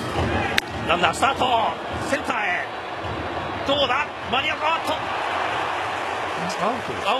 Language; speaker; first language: Japanese; native; Japanese